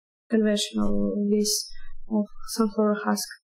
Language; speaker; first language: English; non-native, learner; Russian